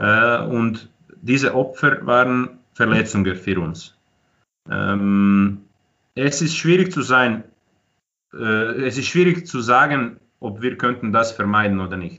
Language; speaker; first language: German; non-native, fluent; Croatian